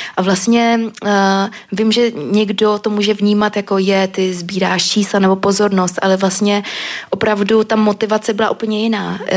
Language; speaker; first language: Czech; early bilingual, other home language; Vietnamese